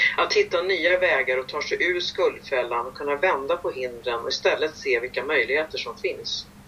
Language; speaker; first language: Swedish; native; Swedish